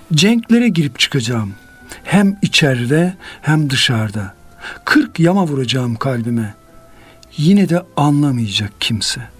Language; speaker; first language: Turkish; native; Turkish